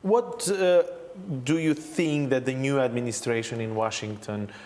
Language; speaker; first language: English; non-native, fluent; Albanian